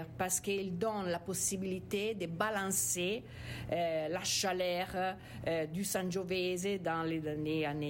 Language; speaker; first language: French; non-native, fluent; Italian